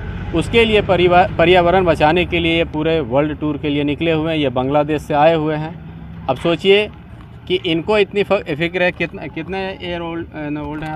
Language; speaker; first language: Hindi; native; Hindi